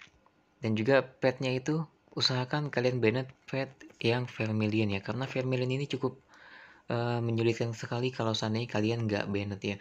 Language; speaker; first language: Indonesian; native; Indonesian